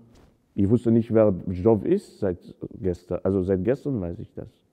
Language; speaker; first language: German; non-native, fluent; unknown